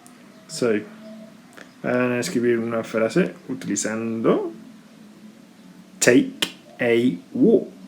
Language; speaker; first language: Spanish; non-native, fluent; English